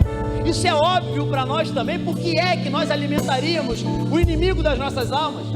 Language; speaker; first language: Portuguese; native; Portuguese